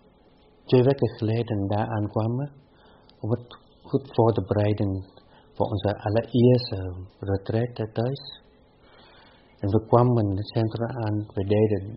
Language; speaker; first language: Dutch; non-native, fluent; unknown